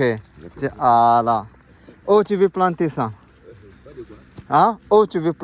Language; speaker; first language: French; non-native, learner; Arabic